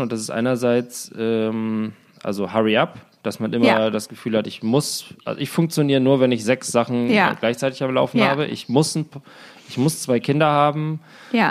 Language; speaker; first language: German; native; German